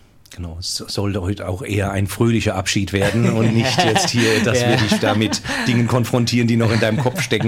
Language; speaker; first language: German; native; German